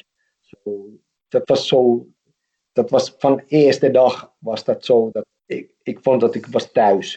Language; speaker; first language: Dutch; non-native, fluent; Finnish